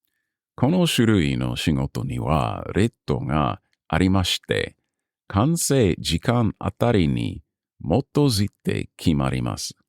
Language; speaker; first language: Japanese; non-native, learner; English